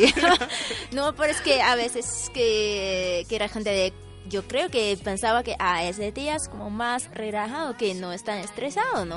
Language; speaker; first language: Spanish; non-native, fluent; Chinese